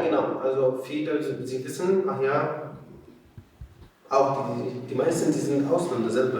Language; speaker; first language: German; non-native, learner; Arabic